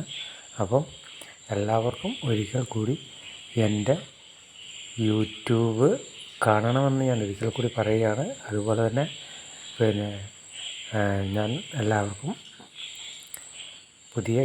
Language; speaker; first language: Malayalam; native; Malayalam